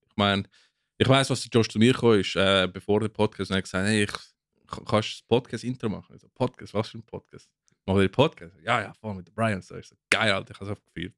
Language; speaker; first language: German; non-native, fluent; English